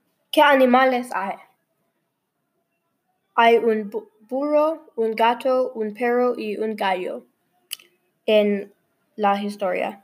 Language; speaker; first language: Spanish; non-native, learner; English